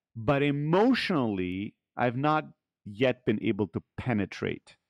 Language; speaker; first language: English; early bilingual, heritage; German